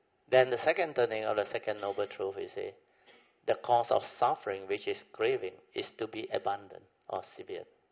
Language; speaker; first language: English; non-native, local second language; Min Nan Chinese